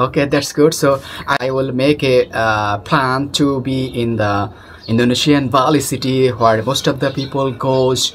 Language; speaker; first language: English; non-native, local second language; Bangla